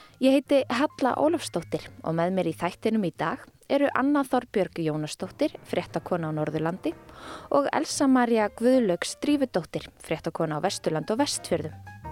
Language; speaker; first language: Icelandic; native; Icelandic